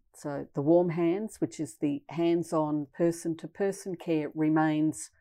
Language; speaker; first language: English; native; English